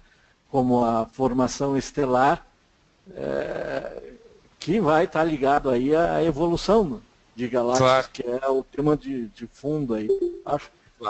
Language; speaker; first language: Portuguese; native; Portuguese